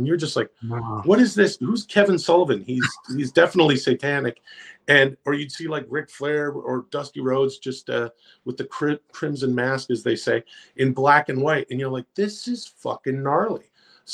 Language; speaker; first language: English; native; English